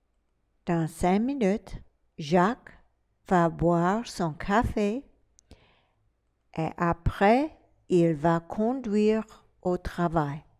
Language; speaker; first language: French; non-native, fluent; English